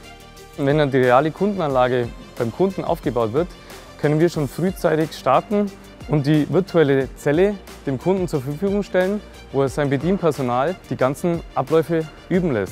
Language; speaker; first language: German; native; German